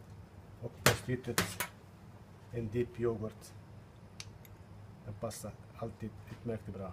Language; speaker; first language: Swedish; non-native, fluent; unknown